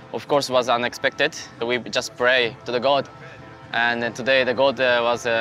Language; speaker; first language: English; non-native, learner; Japanese